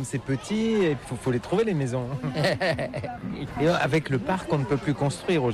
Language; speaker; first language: French; native; French